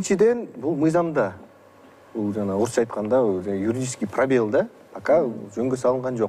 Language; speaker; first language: Kyrgyz; native; Kyrgyz